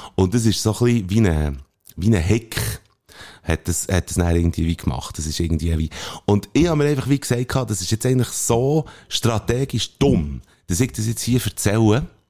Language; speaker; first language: German; native; German